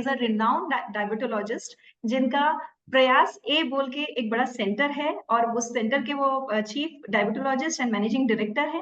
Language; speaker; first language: Hindi; native; Hindi